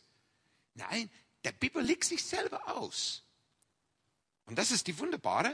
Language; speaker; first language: German; non-native, fluent; English